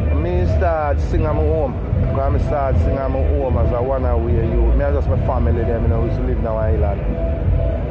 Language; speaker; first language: English; non-native, local second language; Jamaican Creole English